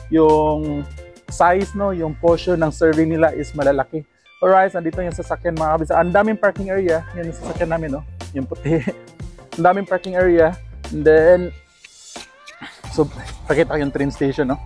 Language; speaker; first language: Filipino; non-native, local second language; Cebuano